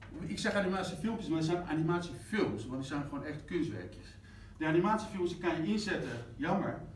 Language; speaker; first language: Dutch; non-native, fluent; Spanish